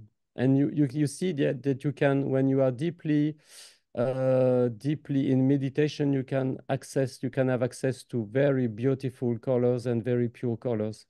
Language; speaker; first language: English; non-native, fluent; French